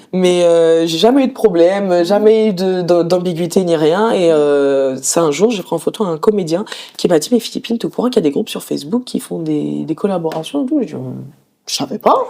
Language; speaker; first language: French; native; French